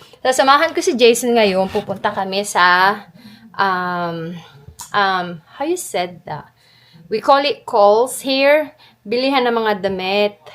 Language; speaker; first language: Filipino; native; Filipino